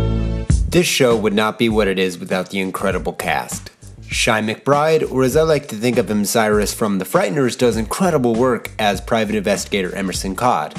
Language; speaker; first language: English; native; English